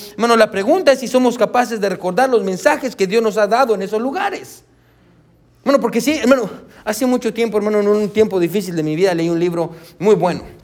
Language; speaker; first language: Spanish; native; Spanish